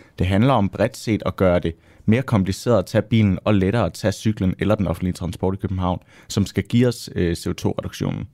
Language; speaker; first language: Danish; native; Danish